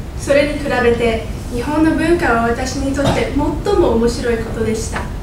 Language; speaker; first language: Japanese; non-native, fluent; English